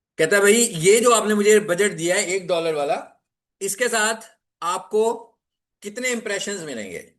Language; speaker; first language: Urdu; non-native, local second language; Punjabi